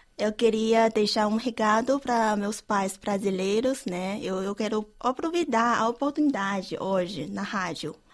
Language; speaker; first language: Portuguese; non-native, fluent; Chinese